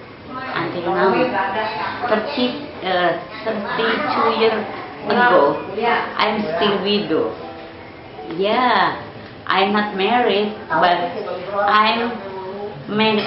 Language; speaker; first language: English; non-native, learner; Indonesian